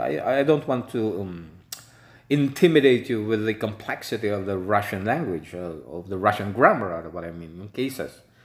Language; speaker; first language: English; non-native, local second language; Filipino